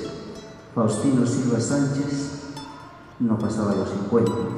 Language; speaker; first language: Spanish; native; Spanish